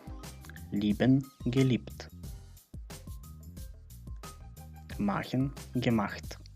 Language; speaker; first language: German; non-native, fluent; Macedonian